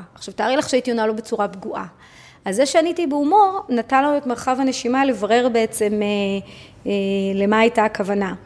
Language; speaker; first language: Hebrew; early bilingual, other home language; Arabic